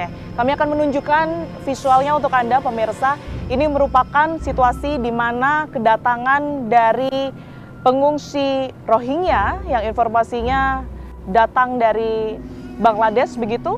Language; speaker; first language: Indonesian; native; Indonesian